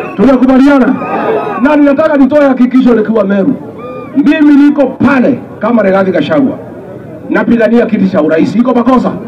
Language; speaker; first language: Swahili; non-native, local second language; Kikuyu